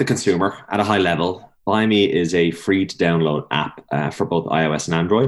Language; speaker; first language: English; native; English